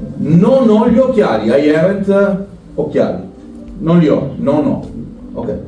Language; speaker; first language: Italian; non-native, learner; Bangla